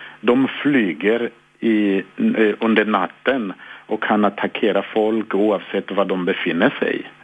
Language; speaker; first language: Swedish; non-native, fluent; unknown